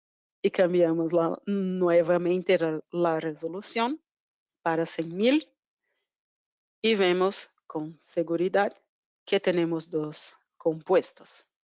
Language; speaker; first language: Spanish; non-native, fluent; Portuguese